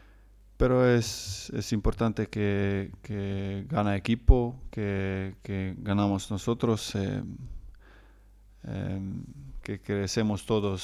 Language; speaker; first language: Spanish; non-native, learner; Croatian